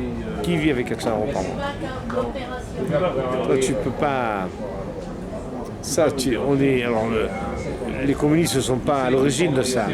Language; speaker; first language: French; native; French